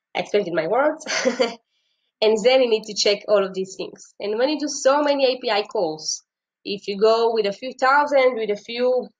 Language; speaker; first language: English; non-native, fluent; Hebrew